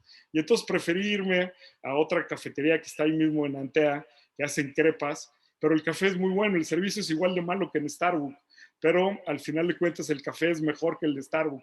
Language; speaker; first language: Spanish; native; Spanish